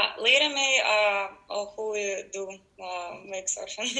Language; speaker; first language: Dutch; non-native, learner; Russian